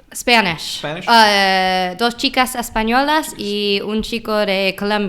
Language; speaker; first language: Spanish; non-native, learner; English